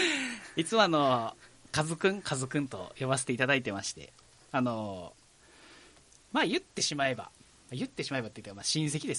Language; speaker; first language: Japanese; native; Japanese